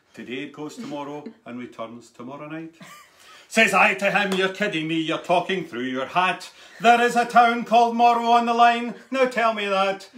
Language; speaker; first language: English; native; English